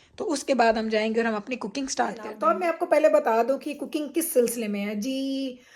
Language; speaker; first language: Urdu; native; Urdu